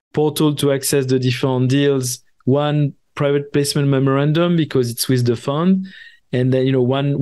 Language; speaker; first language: English; non-native, fluent; French